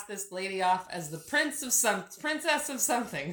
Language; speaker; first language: English; native; English